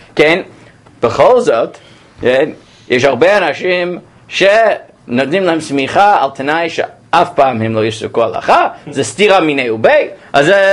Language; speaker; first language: Hebrew; non-native, fluent; English